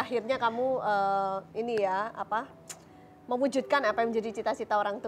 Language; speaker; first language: Indonesian; native; Indonesian